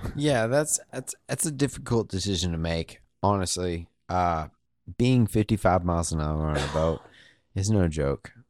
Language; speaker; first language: English; native; English